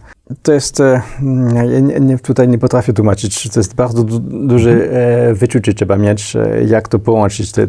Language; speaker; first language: Polish; non-native, fluent; French